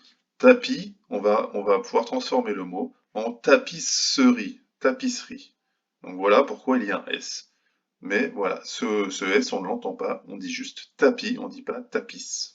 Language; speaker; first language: French; native; French